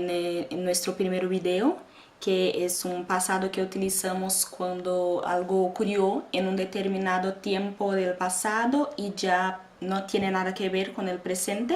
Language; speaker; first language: Spanish; non-native, fluent; Portuguese